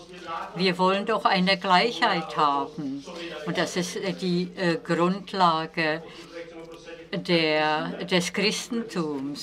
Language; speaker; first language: German; non-native, fluent; Czech